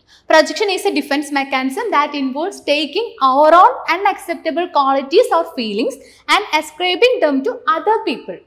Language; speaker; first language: English; non-native, local second language; Malayalam